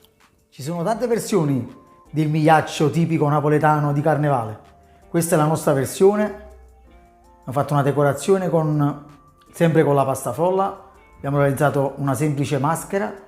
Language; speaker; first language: Italian; native; Italian